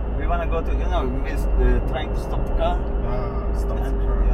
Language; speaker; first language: English; non-native, learner; Turkish